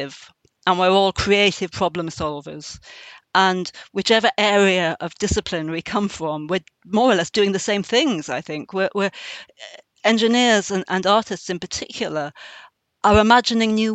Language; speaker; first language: English; native; English